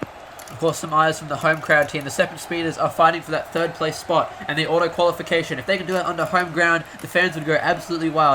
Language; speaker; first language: English; native; English